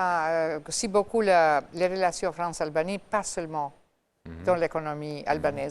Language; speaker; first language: French; non-native, fluent; Albanian